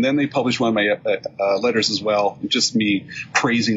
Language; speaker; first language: English; native; English